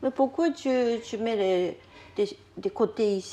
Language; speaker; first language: French; non-native, learner; Japanese